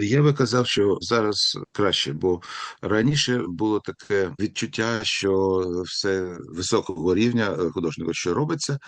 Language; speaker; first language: Ukrainian; non-native, local second language; Russian